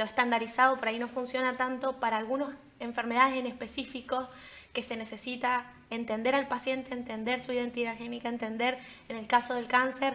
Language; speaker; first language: Spanish; native; Spanish